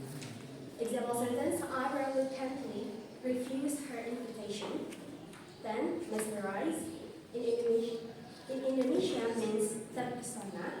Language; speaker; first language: English; non-native, local second language; Indonesian